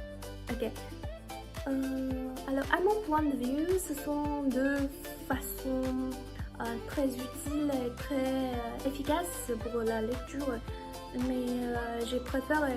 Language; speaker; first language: French; non-native, learner; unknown